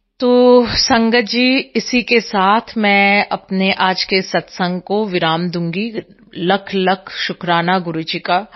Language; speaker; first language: Hindi; non-native, local second language; Bangla